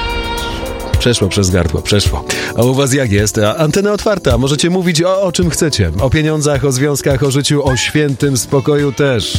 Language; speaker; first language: Polish; native; Polish